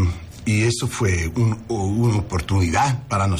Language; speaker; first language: Spanish; early bilingual, heritage; English